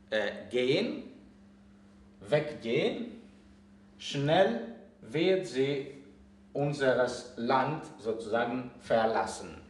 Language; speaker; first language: German; non-native, fluent; Greek